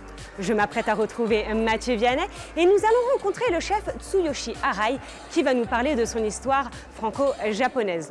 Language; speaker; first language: French; native; French